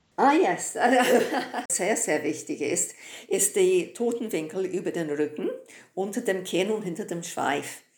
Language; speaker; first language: German; non-native, fluent; English